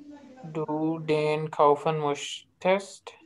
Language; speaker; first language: German; non-native, learner; Urdu